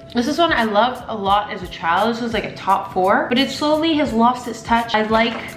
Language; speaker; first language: English; native; English